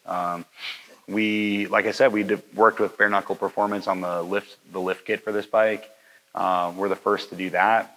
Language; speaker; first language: English; native; English